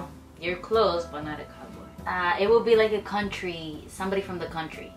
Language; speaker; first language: English; early bilingual, other home language; Spanish